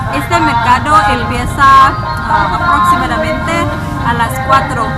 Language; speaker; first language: Spanish; non-native, learner; Thai